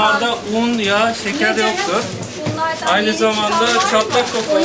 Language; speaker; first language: Turkish; native; Turkish